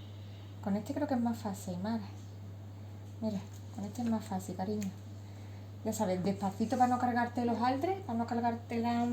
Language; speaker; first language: Spanish; native; Spanish